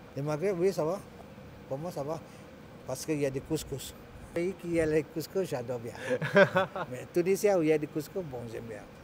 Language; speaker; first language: French; non-native, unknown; Malay